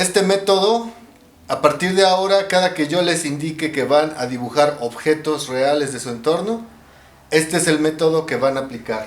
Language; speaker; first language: Spanish; native; Spanish